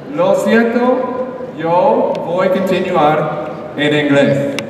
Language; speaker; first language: Spanish; non-native, learner; English